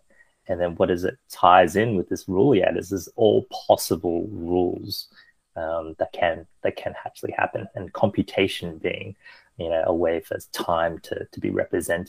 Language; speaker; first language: English; early bilingual, other home language; Chinese